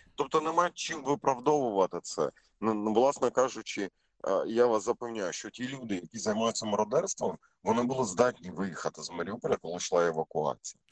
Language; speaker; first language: Ukrainian; non-native, local second language; Russian